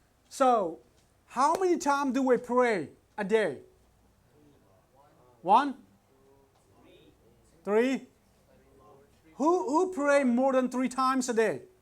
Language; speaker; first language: English; non-native, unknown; Burmese